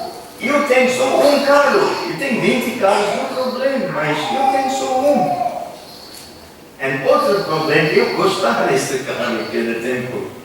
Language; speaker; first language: Portuguese; non-native, learner; English